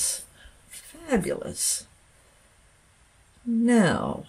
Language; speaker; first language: English; native; English